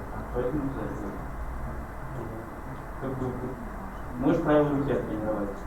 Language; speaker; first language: Russian; native; Russian